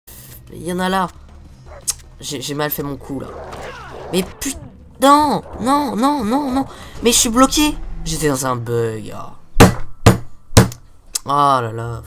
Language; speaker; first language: French; native; French